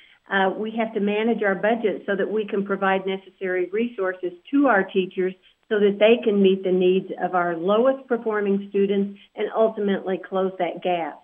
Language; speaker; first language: English; native; English